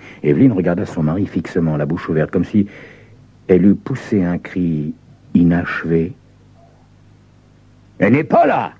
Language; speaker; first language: French; native; French